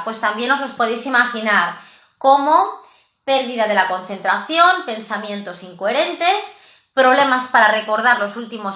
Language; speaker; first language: Spanish; native; Spanish